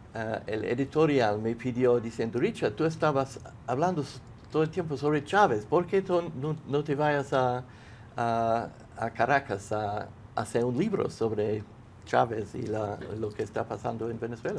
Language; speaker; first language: Spanish; non-native, fluent; English